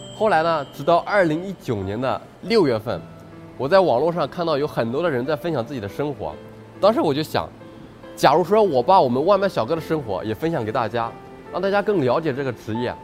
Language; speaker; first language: Chinese; native; Chinese